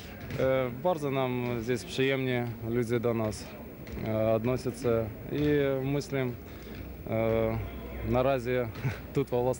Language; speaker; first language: Polish; non-native, learner; Russian